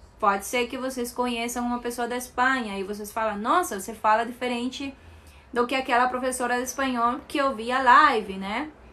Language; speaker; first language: Portuguese; non-native, fluent; Spanish